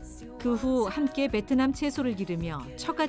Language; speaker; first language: Korean; native; Korean